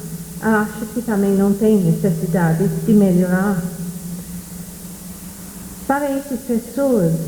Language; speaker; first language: Portuguese; non-native, fluent; English